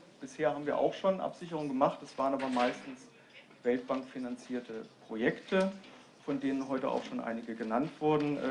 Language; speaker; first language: German; native; German